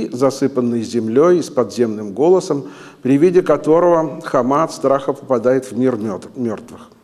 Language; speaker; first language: Russian; native; Russian